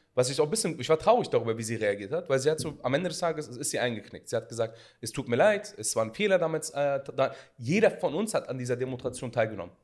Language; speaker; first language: German; early bilingual, other home language; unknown